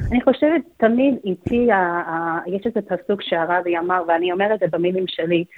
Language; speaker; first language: Hebrew; non-native, fluent; English